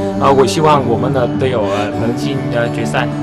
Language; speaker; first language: Chinese; non-native, learner; Vietnamese